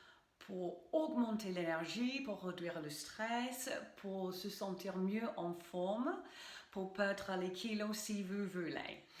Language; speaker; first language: French; non-native, fluent; English